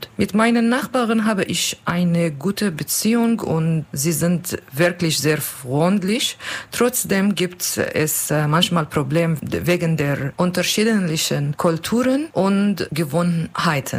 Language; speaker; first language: German; non-native, learner; Kurdish